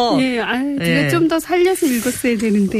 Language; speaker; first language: Korean; native; Korean